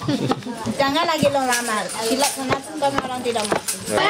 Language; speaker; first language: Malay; non-native, local second language; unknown